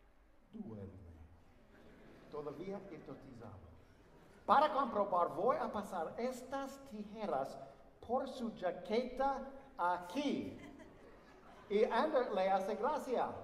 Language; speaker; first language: Spanish; non-native, learner; English